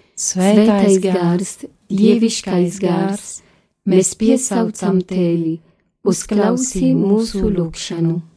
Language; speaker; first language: Latvian; non-native, learner; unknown